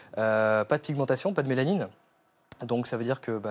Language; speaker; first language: French; native; French